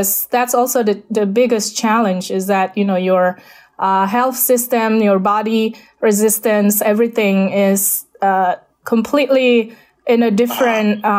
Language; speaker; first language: English; non-native, fluent; Indonesian